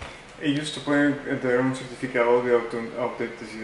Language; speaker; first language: Spanish; early bilingual, heritage; Spanish